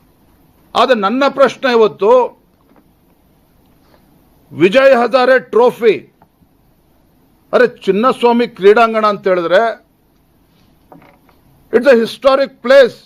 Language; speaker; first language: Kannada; native; Kannada